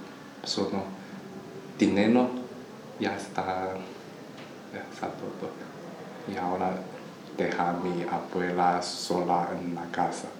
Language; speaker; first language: Spanish; non-native, learner; Chinese